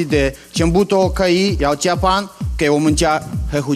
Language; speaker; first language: Chinese; non-native, fluent; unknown